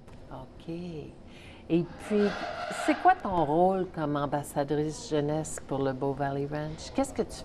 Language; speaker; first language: French; native; French